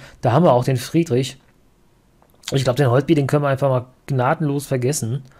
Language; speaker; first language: German; native; German